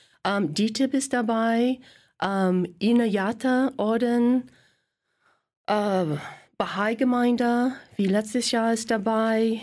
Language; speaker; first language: German; non-native, fluent; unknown